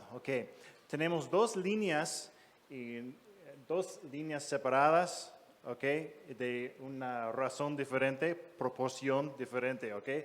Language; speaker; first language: Spanish; non-native, fluent; English